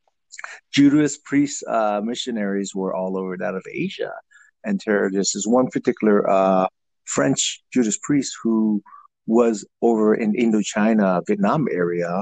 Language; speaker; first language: English; early bilingual, other home language; Vietnamese